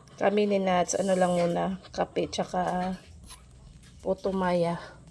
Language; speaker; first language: Filipino; non-native, local second language; Cebuano